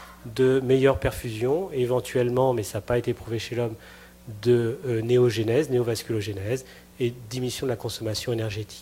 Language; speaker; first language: French; native; French